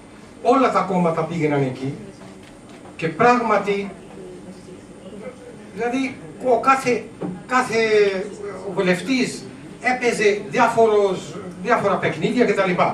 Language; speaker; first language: Greek; non-native, learner; Urdu